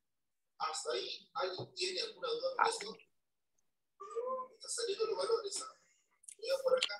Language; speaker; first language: Spanish; native; Spanish